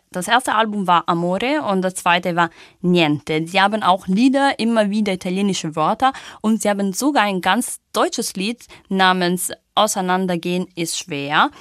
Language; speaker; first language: German; non-native, fluent; Italian